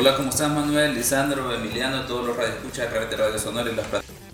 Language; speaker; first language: Spanish; native; Spanish